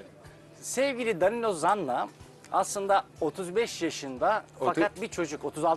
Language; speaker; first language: Turkish; native; Turkish